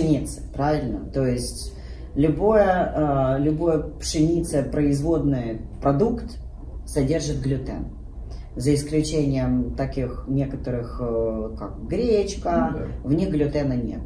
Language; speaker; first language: Russian; native; Russian